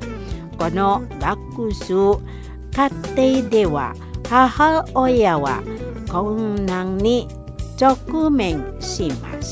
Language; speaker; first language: Japanese; non-native, fluent; Indonesian